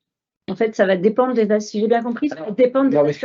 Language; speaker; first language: French; native; French